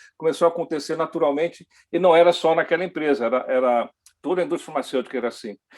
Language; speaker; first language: Portuguese; early bilingual, other home language; Dutch